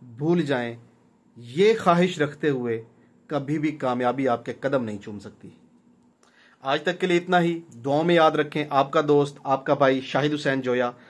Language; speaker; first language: Urdu; non-native, local second language; Punjabi